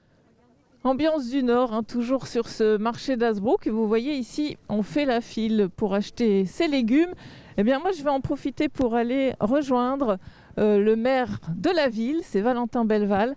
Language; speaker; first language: French; native; French